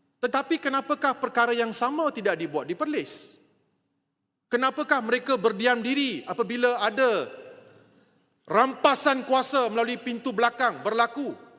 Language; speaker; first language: Malay; non-native, local second language; Tamil